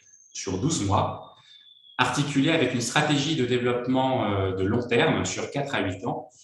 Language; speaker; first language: French; native; French